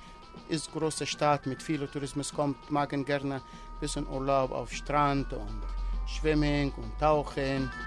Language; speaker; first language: German; non-native, learner; Arabic